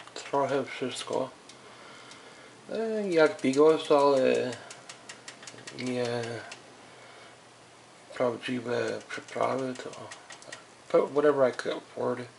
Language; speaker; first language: Polish; early bilingual, heritage; English